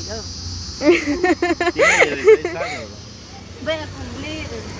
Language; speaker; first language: Spanish; native; Spanish